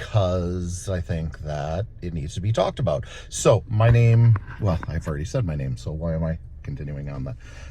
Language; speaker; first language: English; native; English